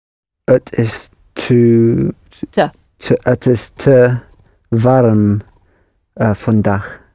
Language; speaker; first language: Dutch; non-native, learner; English